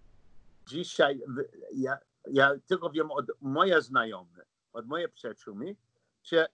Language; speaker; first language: Polish; non-native, learner; English